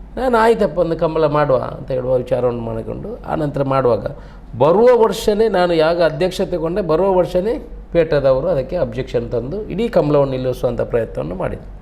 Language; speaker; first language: Kannada; non-native, local second language; Tulu